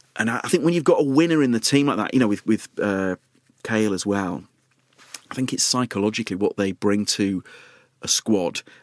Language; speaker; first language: English; native; English